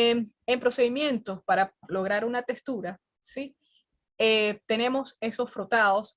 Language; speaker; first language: Spanish; native; Spanish